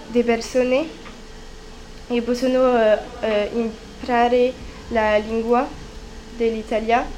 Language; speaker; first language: Italian; non-native, learner; French